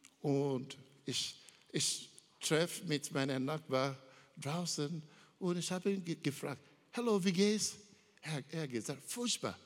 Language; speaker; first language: German; non-native, learner; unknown